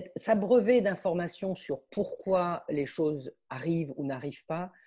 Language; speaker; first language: French; early bilingual, heritage; Spanish